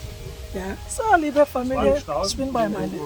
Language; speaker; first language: German; non-native, learner; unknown